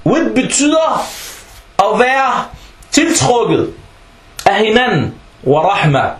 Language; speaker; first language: Danish; early bilingual, other home language; Arabic